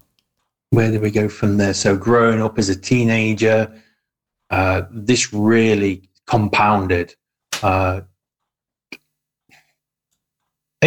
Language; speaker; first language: English; native; English